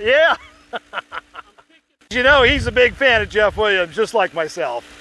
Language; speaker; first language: English; native; English